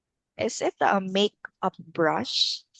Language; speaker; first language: English; non-native, local second language; Filipino